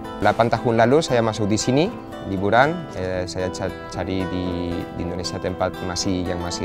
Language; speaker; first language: Indonesian; non-native, fluent; Spanish